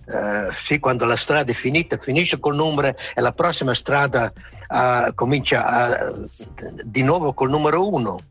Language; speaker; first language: Italian; non-native, local second language; Romansh